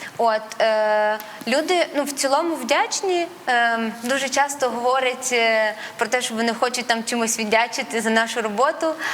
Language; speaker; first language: Ukrainian; non-native, local second language; Russian